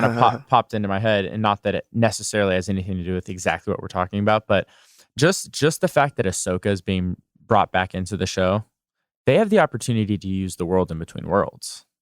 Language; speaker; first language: English; native; English